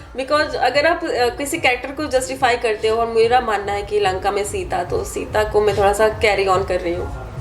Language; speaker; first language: Hindi; native; Hindi